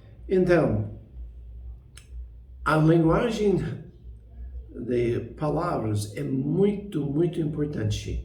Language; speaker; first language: Portuguese; non-native, fluent; English